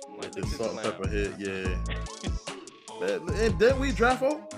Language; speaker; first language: English; native; English